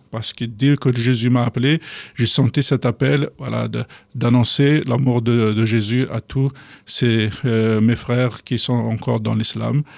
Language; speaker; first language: French; non-native, local second language; Kabyle